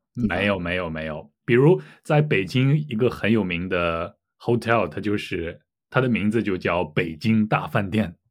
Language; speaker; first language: Chinese; native; Chinese